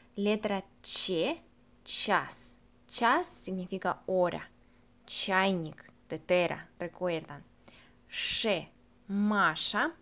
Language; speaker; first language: Spanish; non-native, fluent; Russian